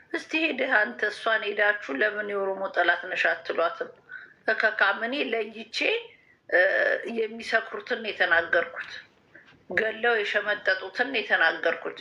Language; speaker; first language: Amharic; native; Amharic